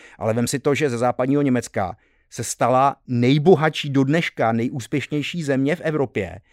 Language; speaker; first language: Czech; early bilingual, heritage; Czech